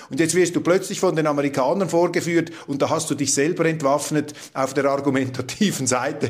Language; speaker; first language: German; native; German